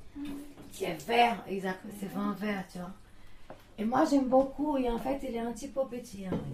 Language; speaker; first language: French; non-native, fluent; Portuguese